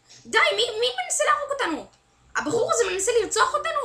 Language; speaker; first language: Hebrew; native; Hebrew